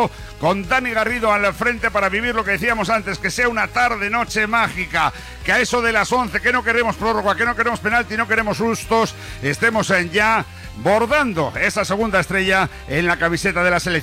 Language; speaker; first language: Spanish; native; Spanish